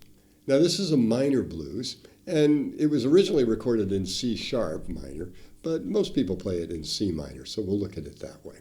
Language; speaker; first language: English; native; English